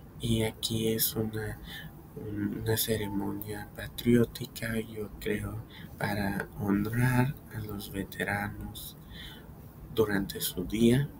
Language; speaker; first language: Spanish; early bilingual, heritage; Spanish